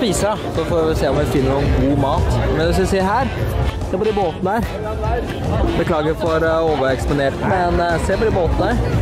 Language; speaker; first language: Norwegian; native; Norwegian